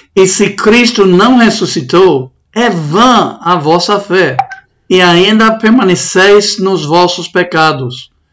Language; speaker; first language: Portuguese; non-native, fluent; English